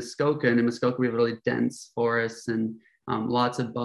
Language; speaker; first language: English; native; English